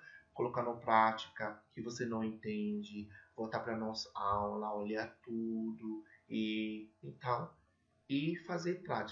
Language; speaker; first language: Portuguese; non-native, fluent; English